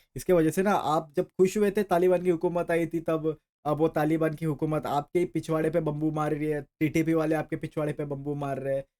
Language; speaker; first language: Hindi; native; Hindi